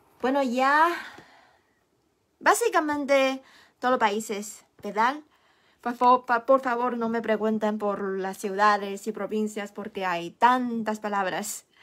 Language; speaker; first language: Spanish; non-native, fluent; Chinese